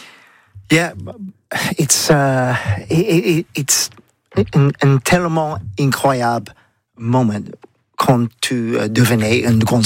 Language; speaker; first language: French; non-native, learner; English